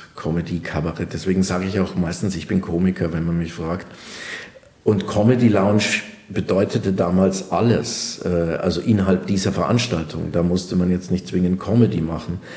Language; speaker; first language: German; native; German